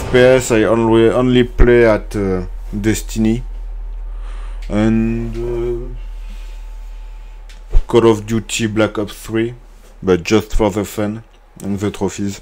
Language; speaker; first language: English; non-native, learner; French